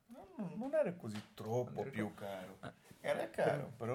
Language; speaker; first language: Italian; non-native, fluent; Portuguese